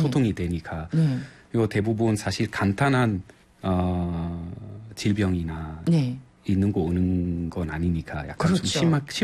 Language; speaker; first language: Korean; non-native, fluent; Arabic